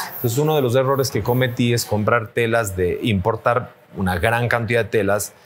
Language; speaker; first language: Spanish; native; Spanish